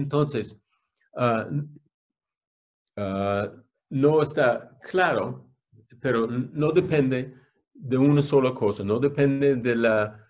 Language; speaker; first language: Spanish; non-native, fluent; English